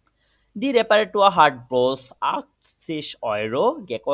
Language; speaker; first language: German; non-native, learner; Bangla